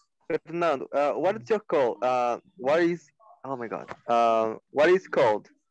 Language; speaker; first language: English; non-native, learner; Portuguese